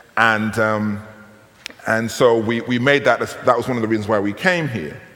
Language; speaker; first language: English; native; English